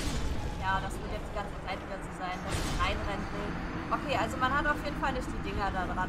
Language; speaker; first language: German; native; German